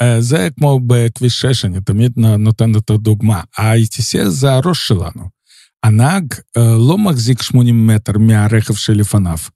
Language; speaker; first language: Hebrew; non-native, fluent; Russian